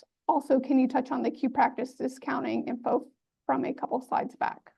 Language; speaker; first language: English; native; English